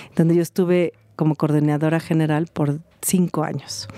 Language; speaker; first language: Spanish; native; Spanish